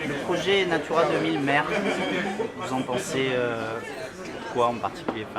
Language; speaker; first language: French; native; French